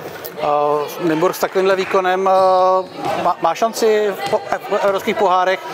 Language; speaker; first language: Czech; native; Czech